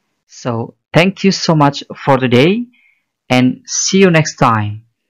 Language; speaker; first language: English; non-native, fluent; Indonesian